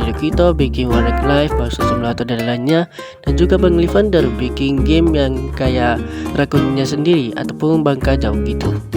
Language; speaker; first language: Indonesian; native; Indonesian